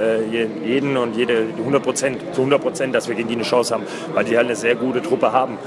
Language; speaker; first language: German; native; German